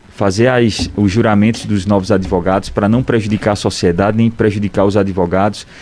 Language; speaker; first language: Portuguese; native; Portuguese